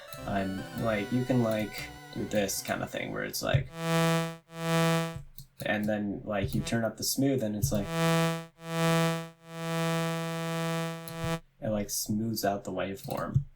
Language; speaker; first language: English; native; English